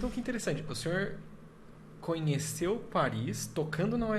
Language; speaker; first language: Portuguese; native; Portuguese